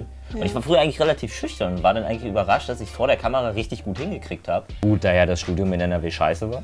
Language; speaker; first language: German; native; German